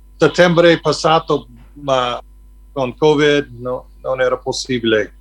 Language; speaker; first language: Italian; non-native, learner; English